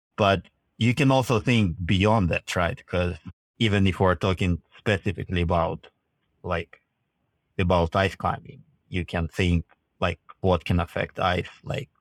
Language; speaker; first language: English; non-native, fluent; Russian